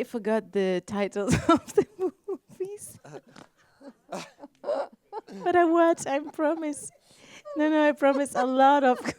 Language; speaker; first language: English; non-native, learner; French